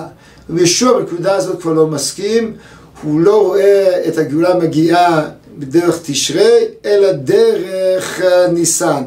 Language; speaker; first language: Hebrew; native; Hebrew